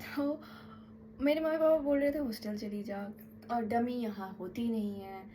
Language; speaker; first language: Hindi; non-native, local second language; Bangla